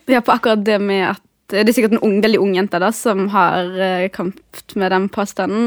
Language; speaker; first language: Norwegian; early bilingual, other home language; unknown